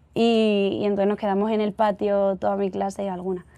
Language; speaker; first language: Spanish; native; Spanish